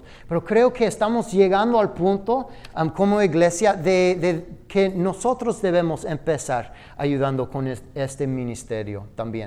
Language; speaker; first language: Spanish; non-native, fluent; English